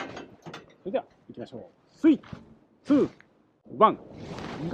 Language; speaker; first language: Japanese; native; Japanese